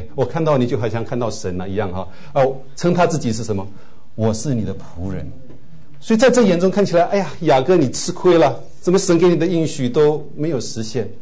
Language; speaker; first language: Chinese; native; Chinese